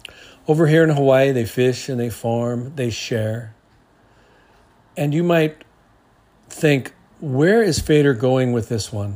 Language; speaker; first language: English; native; English